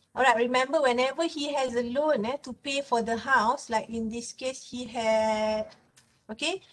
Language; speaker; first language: English; non-native, local second language; Malay